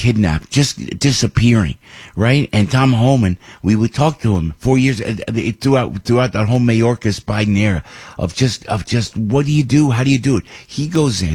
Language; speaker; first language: English; native; English